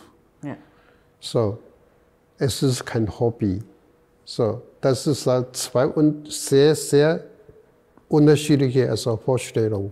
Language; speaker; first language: German; non-native, fluent; Chinese